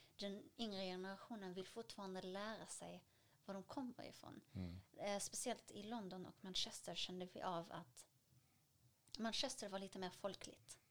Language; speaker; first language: Swedish; early bilingual, other home language; Arabic